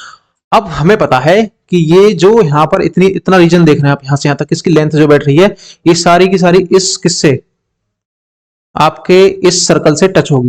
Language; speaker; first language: Hindi; native; Hindi